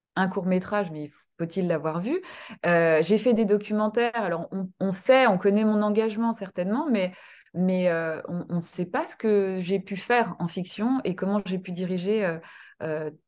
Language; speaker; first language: French; early bilingual, other home language; Kinyarwanda